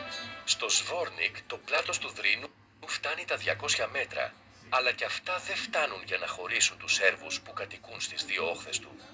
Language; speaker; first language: Greek; native; Greek